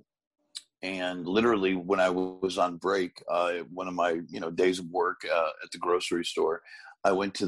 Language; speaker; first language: English; native; English